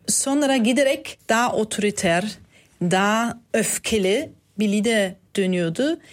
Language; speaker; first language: Turkish; non-native, fluent; German